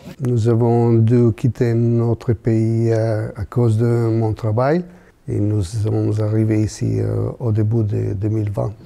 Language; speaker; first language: French; non-native, learner; Spanish